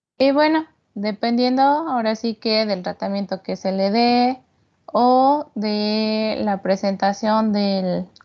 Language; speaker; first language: Spanish; native; Spanish